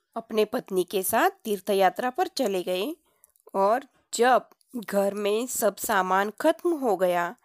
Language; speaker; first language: Hindi; non-native, local second language; Marathi